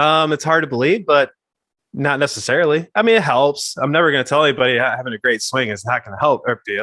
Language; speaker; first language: English; native; English